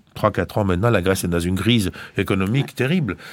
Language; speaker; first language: French; non-native, fluent; Greek